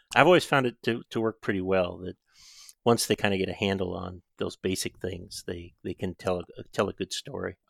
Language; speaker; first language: English; native; English